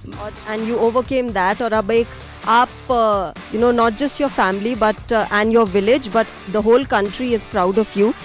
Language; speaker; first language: Hindi; native; Hindi